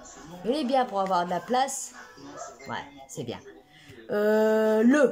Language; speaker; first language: French; native; French